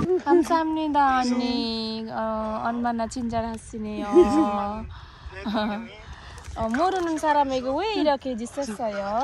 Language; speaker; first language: Korean; non-native, learner; Nepali